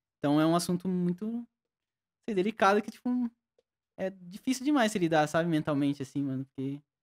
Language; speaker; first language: Portuguese; native; Portuguese